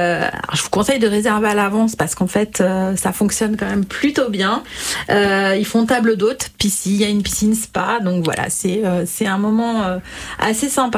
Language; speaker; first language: French; native; French